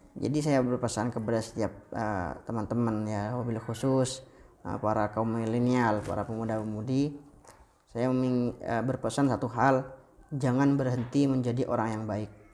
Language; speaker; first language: Indonesian; non-native, local second language; Madurese